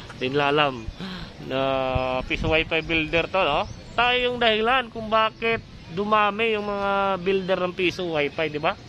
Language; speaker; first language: Filipino; non-native, local second language; Cebuano